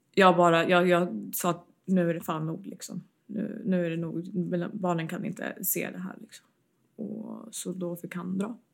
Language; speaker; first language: Swedish; early bilingual, other home language; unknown